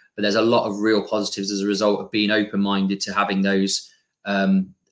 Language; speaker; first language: English; native; English